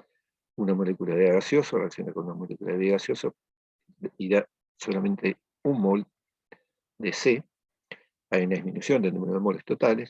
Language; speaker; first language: Spanish; native; Spanish